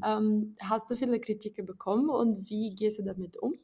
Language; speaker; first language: German; non-native, fluent; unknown